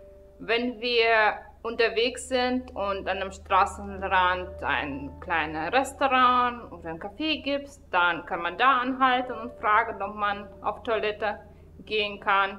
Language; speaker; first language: German; non-native, fluent; Russian